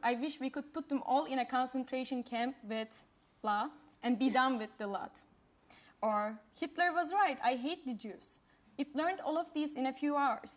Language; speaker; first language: English; non-native, fluent; Turkish